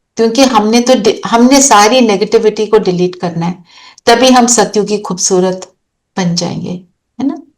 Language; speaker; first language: Hindi; native; Hindi